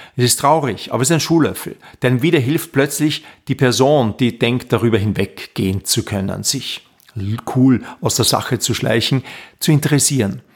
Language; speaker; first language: German; native; German